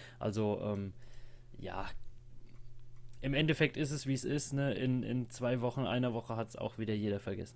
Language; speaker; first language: German; native; German